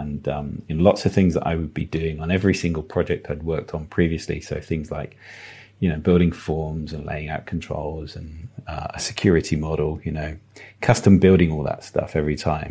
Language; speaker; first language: English; native; English